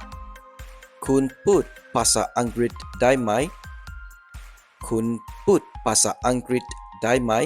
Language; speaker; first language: Thai; non-native, learner; English